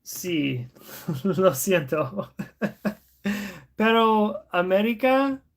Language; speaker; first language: Spanish; non-native, learner; English